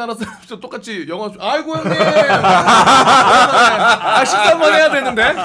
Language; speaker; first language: Korean; native; Korean